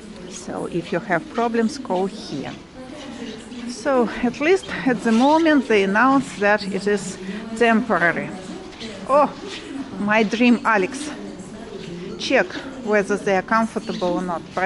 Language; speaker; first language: English; non-native, fluent; Russian